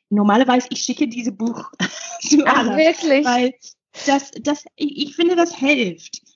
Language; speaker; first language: German; non-native, learner; English